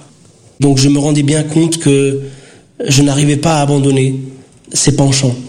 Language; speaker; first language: French; early bilingual, other home language; Portuguese